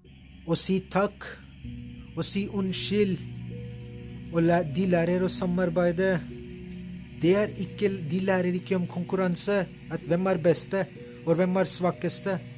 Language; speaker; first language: Norwegian; non-native, fluent; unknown